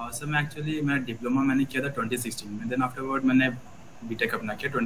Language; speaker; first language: Hindi; native; Hindi